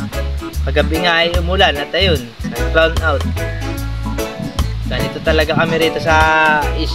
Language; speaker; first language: Filipino; native; Filipino